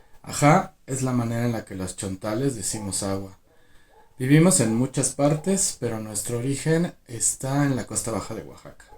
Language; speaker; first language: Spanish; native; Spanish